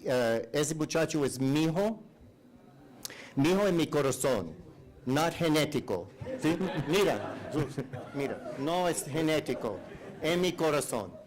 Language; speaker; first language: Spanish; non-native, learner; English